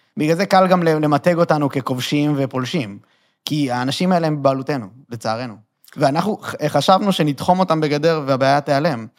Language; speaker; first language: Hebrew; native; Hebrew